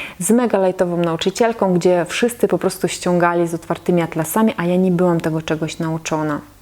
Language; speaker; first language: Polish; non-native, fluent; Russian